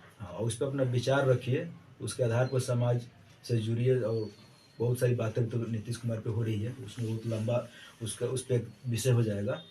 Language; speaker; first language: Hindi; native; Hindi